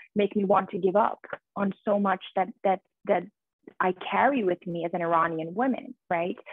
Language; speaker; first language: English; early bilingual, other home language; Persian